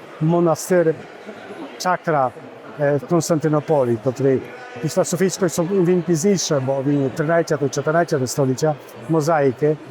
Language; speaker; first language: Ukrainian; early bilingual, heritage; Polish